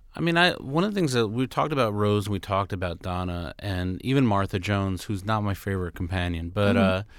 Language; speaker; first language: English; native; English